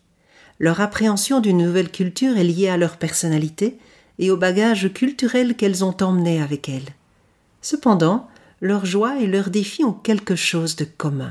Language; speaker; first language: French; native; French